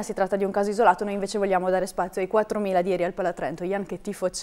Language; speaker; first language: Italian; native; Italian